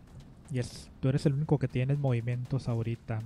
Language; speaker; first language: Spanish; native; Spanish